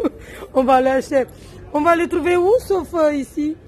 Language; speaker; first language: French; non-native, learner; Romanian